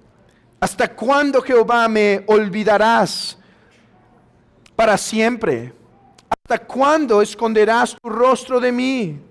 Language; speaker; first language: Spanish; native; Spanish